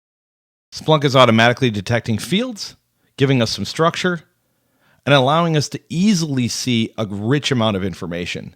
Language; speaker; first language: English; native; English